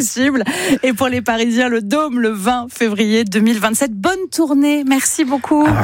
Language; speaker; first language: French; native; French